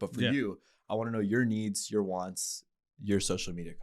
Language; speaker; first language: English; native; English